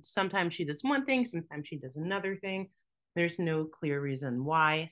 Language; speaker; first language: English; native; English